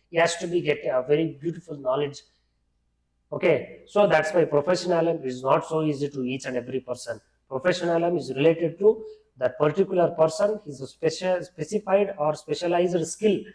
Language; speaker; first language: English; non-native, local second language; Kannada